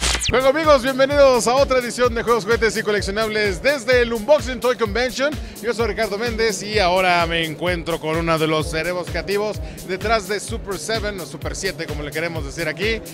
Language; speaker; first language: Spanish; native; Spanish